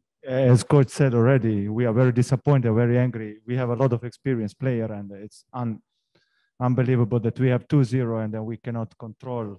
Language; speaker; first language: English; non-native, fluent; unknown